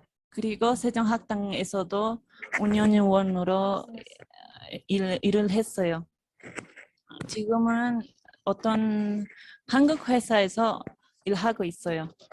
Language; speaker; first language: Korean; non-native, fluent; Spanish